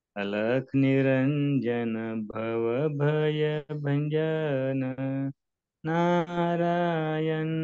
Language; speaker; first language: Hindi; non-native, local second language; Marathi